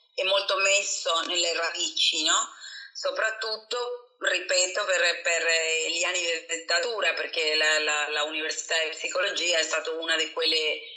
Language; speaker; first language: Italian; non-native, fluent; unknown